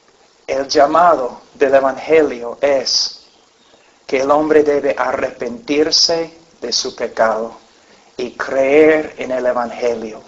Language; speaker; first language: Spanish; non-native, fluent; English